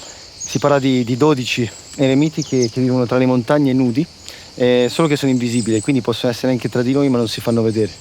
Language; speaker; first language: Italian; native; Italian